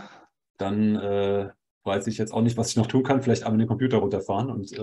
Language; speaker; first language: German; native; German